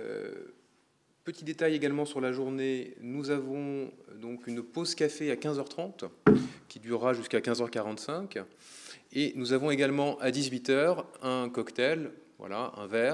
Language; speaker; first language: French; native; French